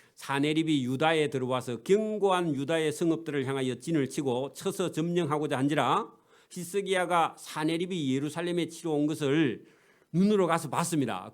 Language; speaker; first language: Korean; native; Korean